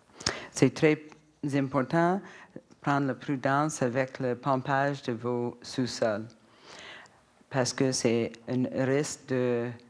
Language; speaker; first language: French; non-native, learner; English